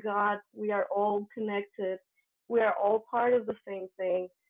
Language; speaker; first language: English; non-native, fluent; Spanish